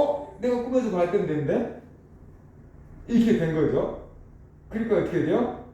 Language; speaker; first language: Korean; native; Korean